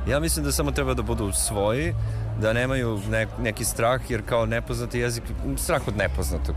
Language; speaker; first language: Serbian; native; Serbian